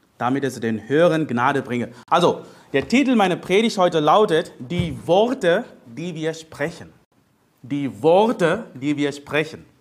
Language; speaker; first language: German; non-native, fluent; Telugu